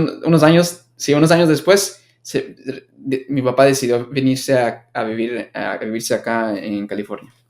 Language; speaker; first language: Spanish; early bilingual, heritage; Spanish